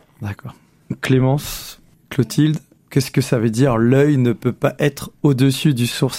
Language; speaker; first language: French; native; French